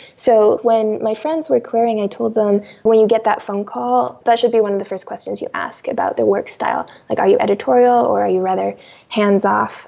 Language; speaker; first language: English; early bilingual, other home language; Chinese